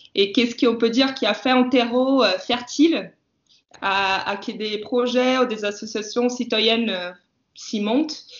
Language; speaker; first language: French; non-native, fluent; Portuguese